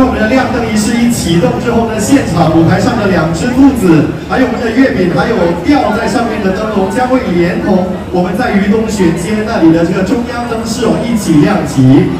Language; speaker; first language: Chinese; native; Chinese